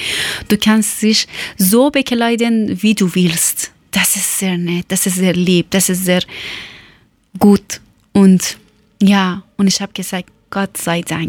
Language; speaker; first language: German; non-native, fluent; Persian